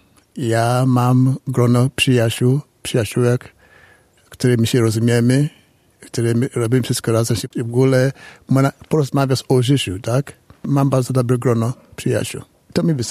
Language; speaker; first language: Polish; non-native, fluent; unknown